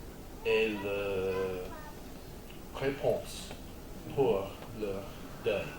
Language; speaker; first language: French; non-native, learner; English